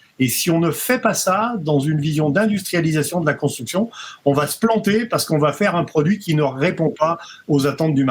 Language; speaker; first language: French; native; French